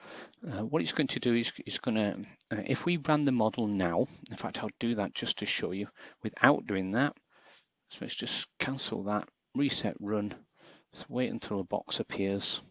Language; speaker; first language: English; native; English